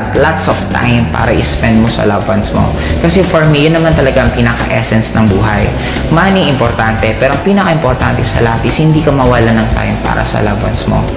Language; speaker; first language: Filipino; non-native, local second language; Bikol